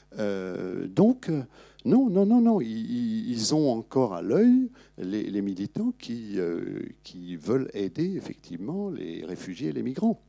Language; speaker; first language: French; native; French